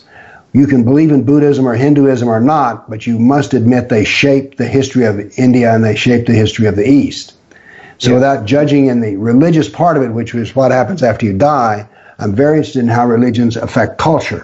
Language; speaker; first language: English; native; English